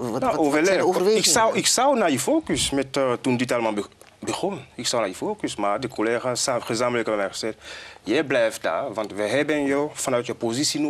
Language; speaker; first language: Dutch; non-native, fluent; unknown